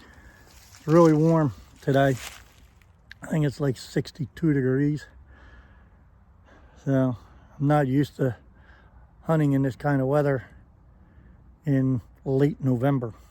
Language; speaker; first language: English; native; English